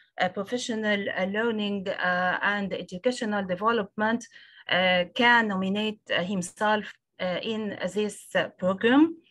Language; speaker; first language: English; non-native, local second language; Arabic